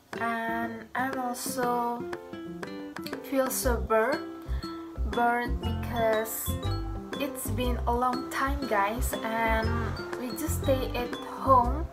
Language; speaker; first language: English; non-native, learner; Indonesian